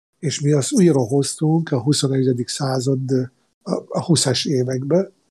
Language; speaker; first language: Hungarian; non-native, fluent; Arabic